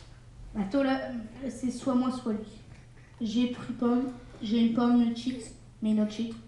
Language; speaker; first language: French; native; French